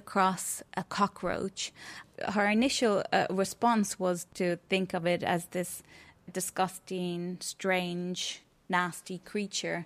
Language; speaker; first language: English; native; English